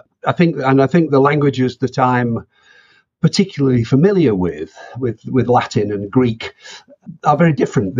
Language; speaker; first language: English; native; English